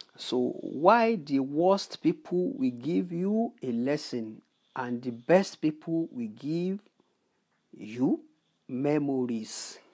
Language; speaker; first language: English; non-native, local second language; Yoruba